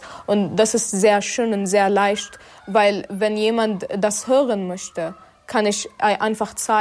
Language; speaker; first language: German; non-native, fluent; Arabic